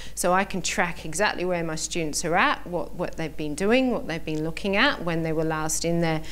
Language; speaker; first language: English; native; English